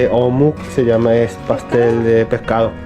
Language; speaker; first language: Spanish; non-native, fluent; Korean